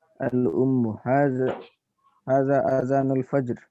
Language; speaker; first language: Arabic; non-native, learner; Urdu